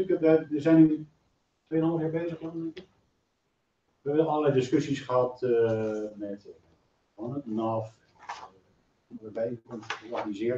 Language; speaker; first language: Dutch; native; Dutch